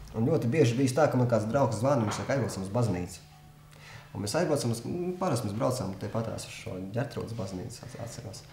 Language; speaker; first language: Latvian; non-native, local second language; Russian